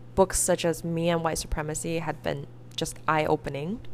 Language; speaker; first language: English; early bilingual, other home language; Chinese